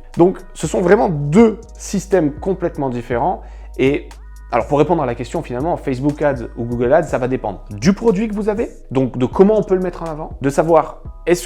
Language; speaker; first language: French; native; French